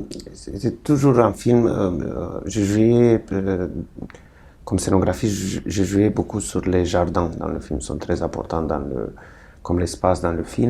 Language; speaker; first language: French; non-native, fluent; Romanian